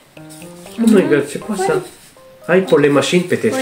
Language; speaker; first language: French; non-native, learner; Greek